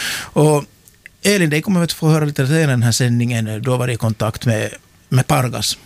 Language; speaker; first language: Swedish; native; Swedish